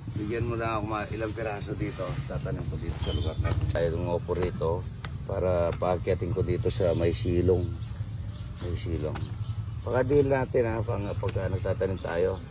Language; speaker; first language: Filipino; non-native, local second language; Pampanga